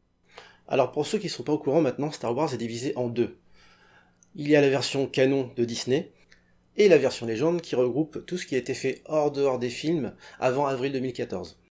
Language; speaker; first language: French; native; French